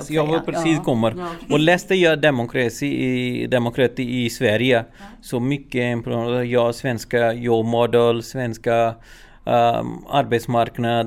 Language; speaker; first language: Swedish; non-native, learner; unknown